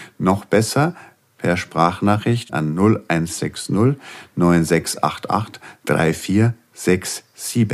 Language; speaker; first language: German; native; German